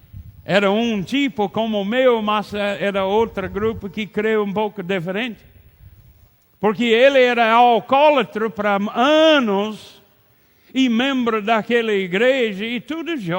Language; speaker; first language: Portuguese; non-native, learner; English